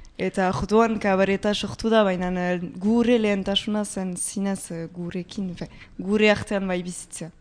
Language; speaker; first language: Basque; native; Basque